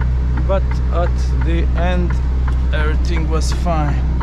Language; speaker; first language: English; non-native, learner; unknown